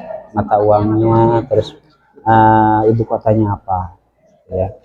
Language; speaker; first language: Indonesian; native; Indonesian